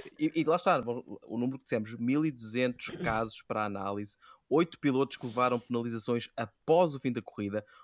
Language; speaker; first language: Portuguese; native; Portuguese